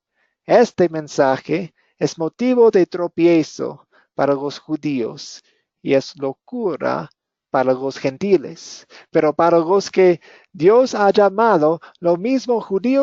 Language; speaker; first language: Spanish; non-native, fluent; English